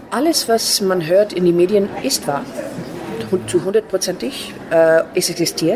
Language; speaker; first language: German; non-native, fluent; Persian